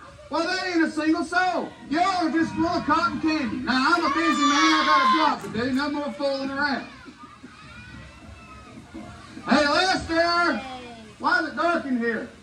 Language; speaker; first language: English; native; English